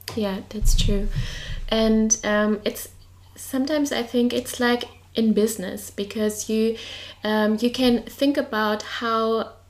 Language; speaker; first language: English; non-native, fluent; German